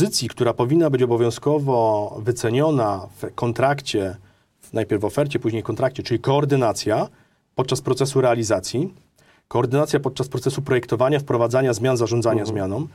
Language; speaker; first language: Polish; native; Polish